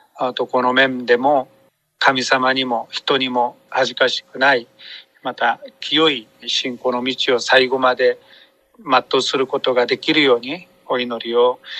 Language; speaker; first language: Japanese; non-native, fluent; Korean